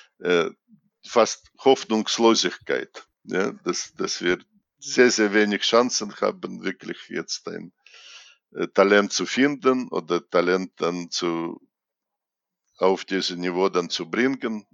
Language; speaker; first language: German; non-native, fluent; Russian